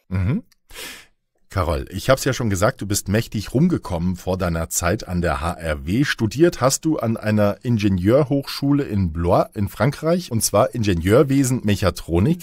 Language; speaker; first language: German; native; German